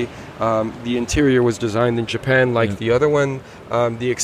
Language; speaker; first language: English; native; English